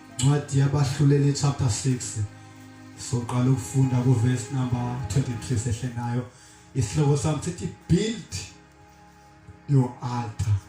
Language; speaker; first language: Zulu; non-native, local second language; Xhosa